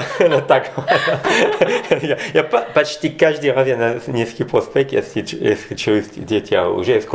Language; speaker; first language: Russian; non-native, learner; French